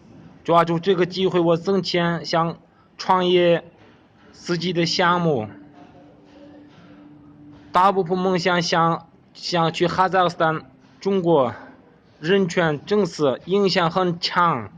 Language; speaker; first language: Chinese; non-native, local second language; Kazakh